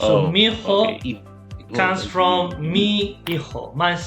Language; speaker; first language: Spanish; non-native, fluent; English